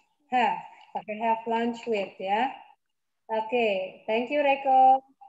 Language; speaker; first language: English; non-native, fluent; Indonesian